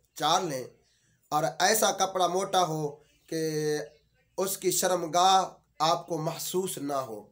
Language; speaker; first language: Urdu; non-native, local second language; Saraiki